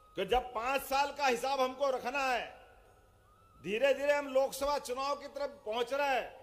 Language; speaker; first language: Hindi; native; Hindi